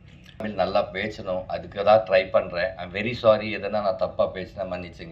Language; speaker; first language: Tamil; non-native, learner; Telugu